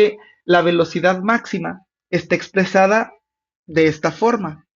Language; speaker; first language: Spanish; native; Spanish